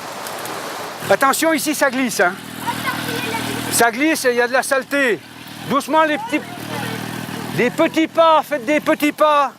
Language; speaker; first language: French; native; French